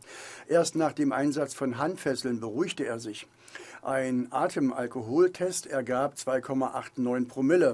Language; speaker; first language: German; native; German